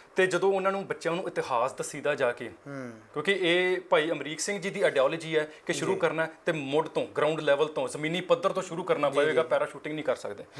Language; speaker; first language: Punjabi; native; Punjabi